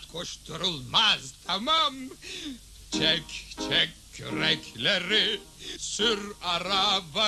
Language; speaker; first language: Turkish; native; Turkish